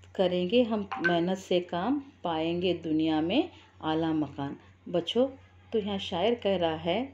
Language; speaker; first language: Urdu; native; Urdu